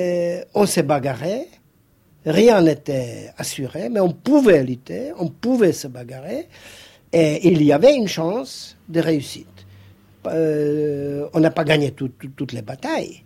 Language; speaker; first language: French; non-native, fluent; Czech